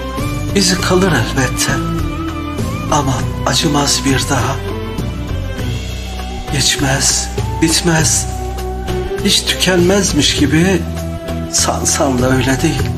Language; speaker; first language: Turkish; native; Turkish